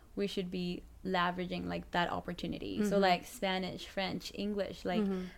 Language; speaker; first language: English; non-native, fluent; Spanish